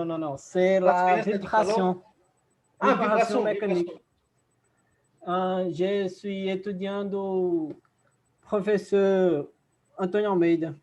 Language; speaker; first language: French; non-native, learner; Portuguese